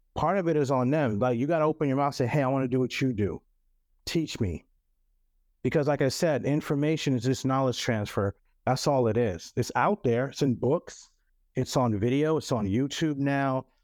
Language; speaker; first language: English; non-native, local second language; French